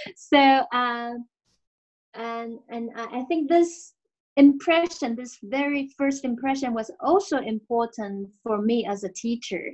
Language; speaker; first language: English; non-native, fluent; Chinese